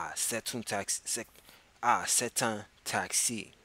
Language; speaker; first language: French; non-native, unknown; English